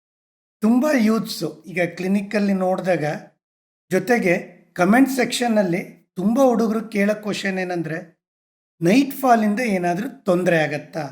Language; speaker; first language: Kannada; native; Kannada